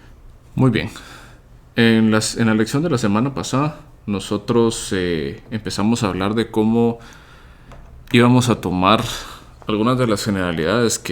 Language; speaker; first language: Spanish; native; Spanish